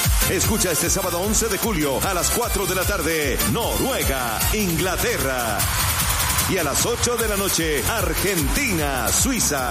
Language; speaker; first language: Spanish; native; Spanish